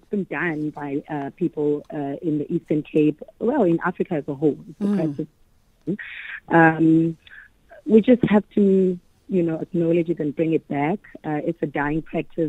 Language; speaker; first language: English; non-native, local second language; Xhosa